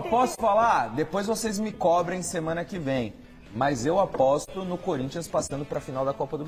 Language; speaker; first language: Portuguese; native; Portuguese